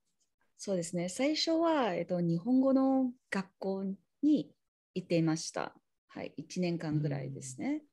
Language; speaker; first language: Japanese; non-native, learner; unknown